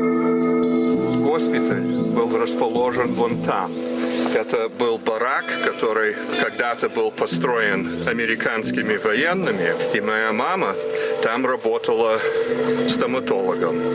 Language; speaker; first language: Russian; early bilingual, heritage; Russian